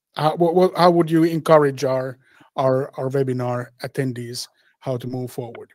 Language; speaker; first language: English; non-native, fluent; Finnish